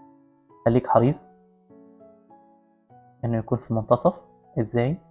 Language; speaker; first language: Arabic; native; Arabic